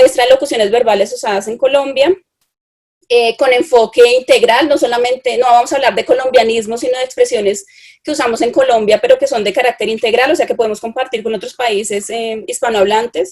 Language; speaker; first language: Spanish; native; Spanish